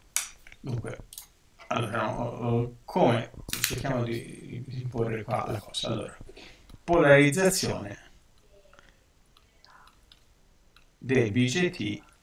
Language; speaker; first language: Italian; native; Italian